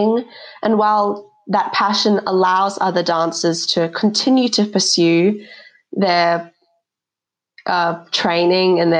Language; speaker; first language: English; native; English